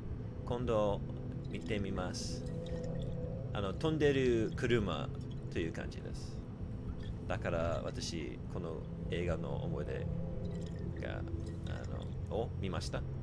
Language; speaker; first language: Japanese; non-native, learner; English